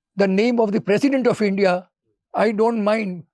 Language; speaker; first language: English; non-native, local second language; Gujarati